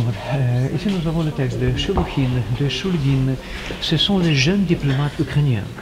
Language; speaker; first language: French; non-native, learner; Ukrainian